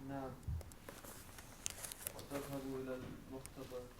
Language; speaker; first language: Arabic; non-native, learner; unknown